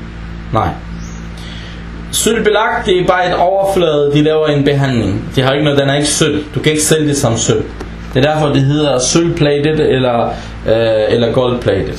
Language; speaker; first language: Danish; non-native, fluent; Arabic